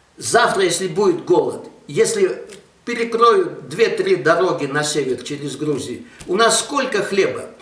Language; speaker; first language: Russian; non-native, local second language; Armenian